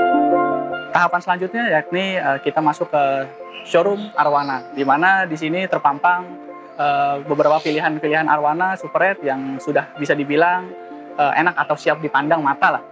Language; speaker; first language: Indonesian; native; Indonesian